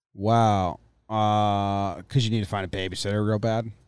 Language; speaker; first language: English; early bilingual, other home language; Italian